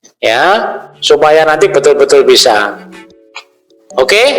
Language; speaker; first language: Indonesian; native; Indonesian